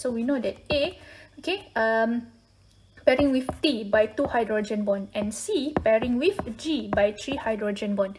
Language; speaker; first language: English; non-native, local second language; Malay